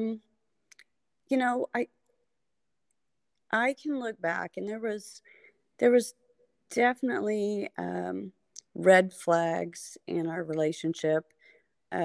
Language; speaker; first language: English; native; English